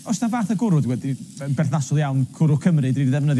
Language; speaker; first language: Welsh; native; Welsh